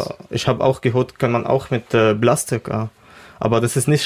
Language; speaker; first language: German; non-native, learner; Arabic